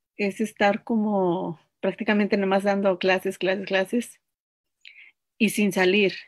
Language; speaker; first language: Spanish; non-native, local second language; Nahuatl languages